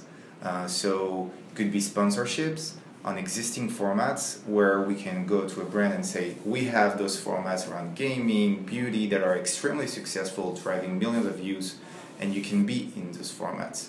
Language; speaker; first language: English; non-native, fluent; French